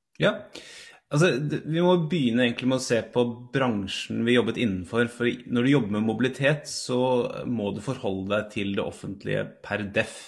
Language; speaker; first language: Norwegian; native; Norwegian